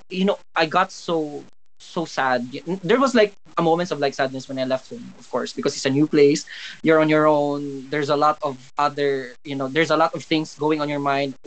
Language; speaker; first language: English; non-native, local second language; Cebuano